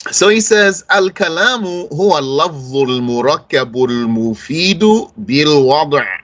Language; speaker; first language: Arabic; non-native, fluent; English